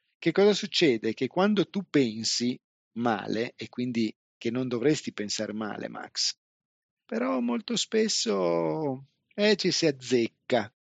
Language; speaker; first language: Italian; native; Italian